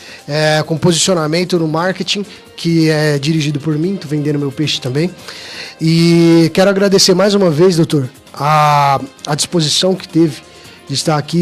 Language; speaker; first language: Portuguese; native; Portuguese